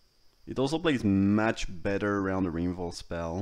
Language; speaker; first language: English; non-native, fluent; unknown